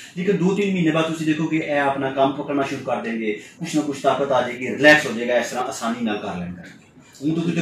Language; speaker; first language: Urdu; non-native, local second language; Punjabi